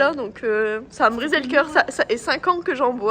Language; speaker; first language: French; native; French